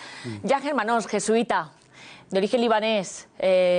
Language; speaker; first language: Spanish; native; Spanish